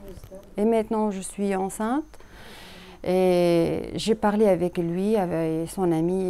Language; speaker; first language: French; non-native, learner; Arabic